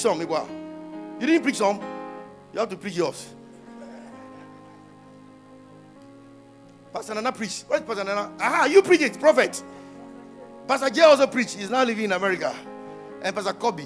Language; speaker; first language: English; non-native, local second language; Ewe